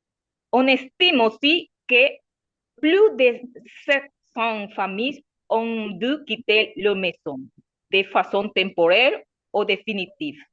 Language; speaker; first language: French; non-native, learner; Spanish